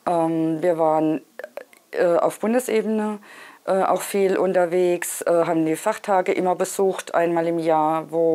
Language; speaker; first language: German; native; German